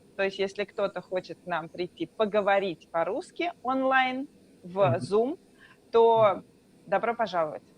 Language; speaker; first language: Russian; native; Russian